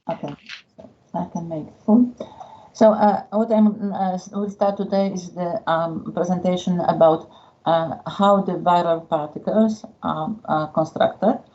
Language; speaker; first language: English; non-native, fluent; Polish